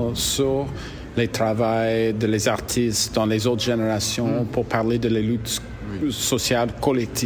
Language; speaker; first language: French; non-native, learner; English